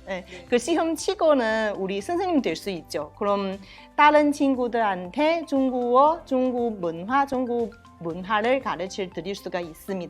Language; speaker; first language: Korean; non-native, learner; Chinese